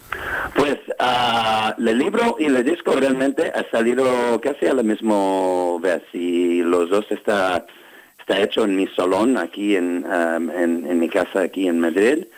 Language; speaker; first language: Spanish; non-native, fluent; English